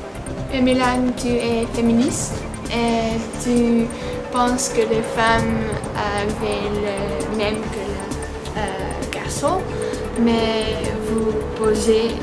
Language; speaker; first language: French; non-native, learner; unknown